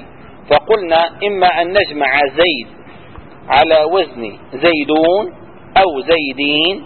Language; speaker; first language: Arabic; native; Arabic